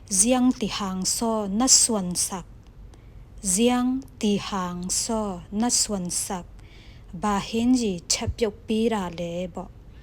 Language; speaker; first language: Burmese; non-native, local second language; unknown